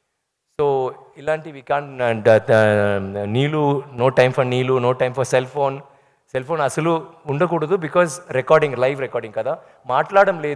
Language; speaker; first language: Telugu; non-native, learner; Tamil